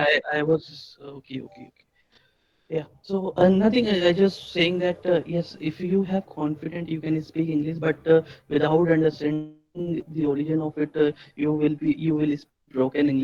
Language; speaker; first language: English; non-native, learner; Hindi